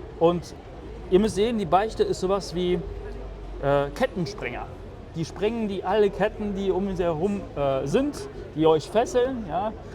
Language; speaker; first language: German; early bilingual, other home language; Polish